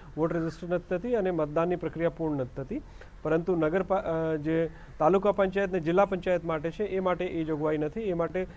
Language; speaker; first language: Gujarati; non-native, local second language; Hindi